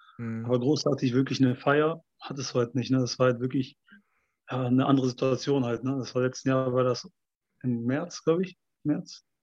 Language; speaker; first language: German; early bilingual, other home language; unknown